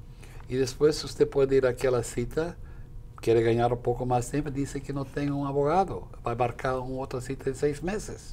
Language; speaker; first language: Spanish; non-native, fluent; Portuguese